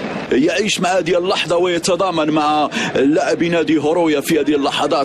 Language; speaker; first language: Arabic; native; Arabic